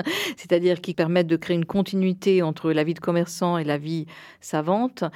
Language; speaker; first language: French; early bilingual, heritage; Spanish